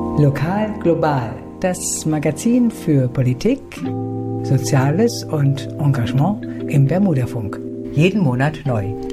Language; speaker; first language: German; native; German